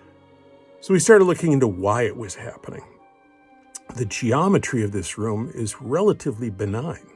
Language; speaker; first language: English; native; English